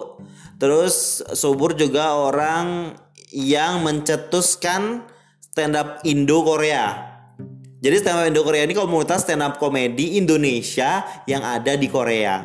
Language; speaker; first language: Indonesian; native; Indonesian